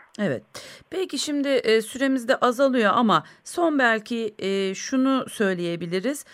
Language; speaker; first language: Turkish; native; Turkish